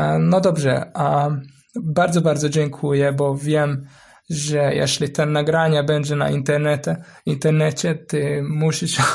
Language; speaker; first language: Polish; non-native, learner; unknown